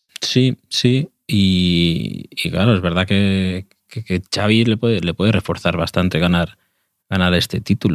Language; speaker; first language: Spanish; native; Spanish